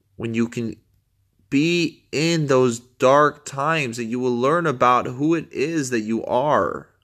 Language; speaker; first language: English; native; English